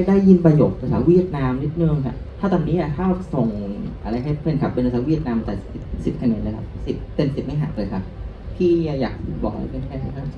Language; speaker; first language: Thai; non-native, fluent; Vietnamese